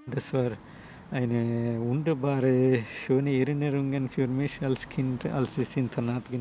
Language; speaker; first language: German; non-native, fluent; Telugu